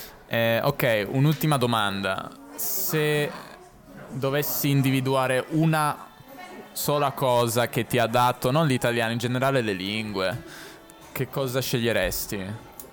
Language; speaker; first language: Italian; native; Italian